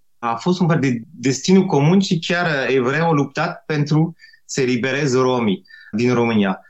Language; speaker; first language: Romanian; non-native, fluent; French